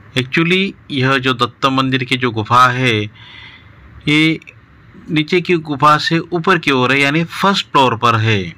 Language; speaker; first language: Hindi; non-native, local second language; Marathi